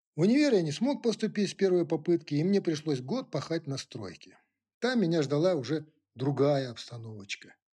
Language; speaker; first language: Russian; non-native, local second language; Kazakh